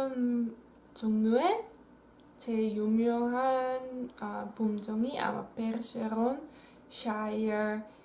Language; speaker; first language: Korean; non-native, fluent; Dutch